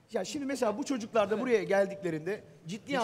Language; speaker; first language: Turkish; native; Turkish